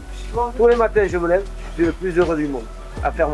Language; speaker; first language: French; native; French